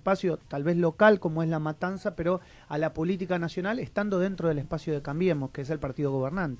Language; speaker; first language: Spanish; native; Spanish